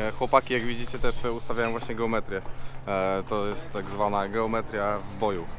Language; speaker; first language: Polish; native; Polish